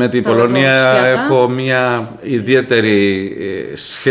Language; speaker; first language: Greek; non-native, fluent; Spanish